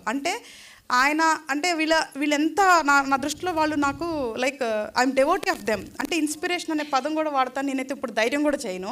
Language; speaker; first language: Telugu; native; Telugu